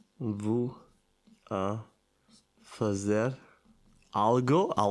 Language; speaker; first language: Portuguese; non-native, learner; Italian